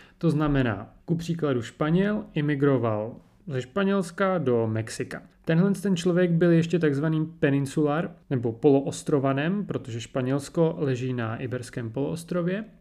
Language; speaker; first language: Czech; native; Czech